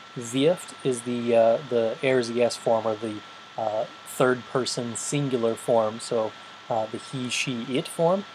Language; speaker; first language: English; native; English